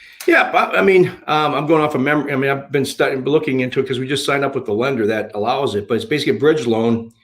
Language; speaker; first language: English; native; English